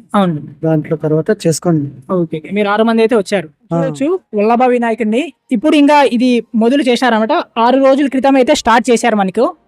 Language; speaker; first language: Telugu; native; Telugu